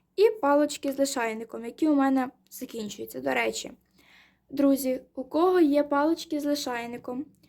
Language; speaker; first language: Ukrainian; non-native, local second language; Russian